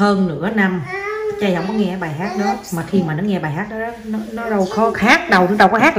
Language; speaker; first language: Vietnamese; native; Vietnamese